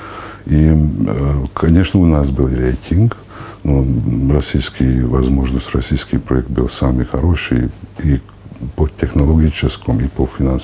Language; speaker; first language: Russian; non-native, fluent; Hungarian